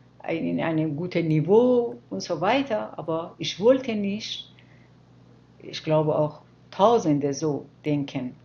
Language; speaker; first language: German; non-native, fluent; Persian